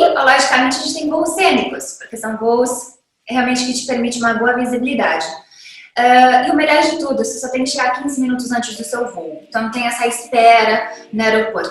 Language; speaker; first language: Portuguese; native; Portuguese